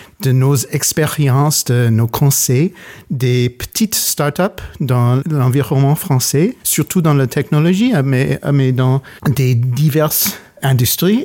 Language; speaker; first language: French; non-native, learner; English